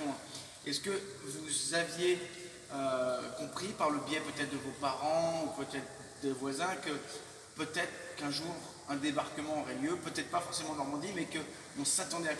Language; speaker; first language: French; native; French